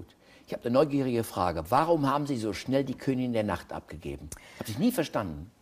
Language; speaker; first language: German; native; German